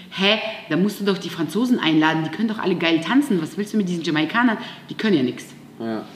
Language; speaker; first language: German; non-native, fluent; Russian